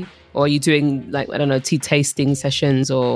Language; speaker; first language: English; native; English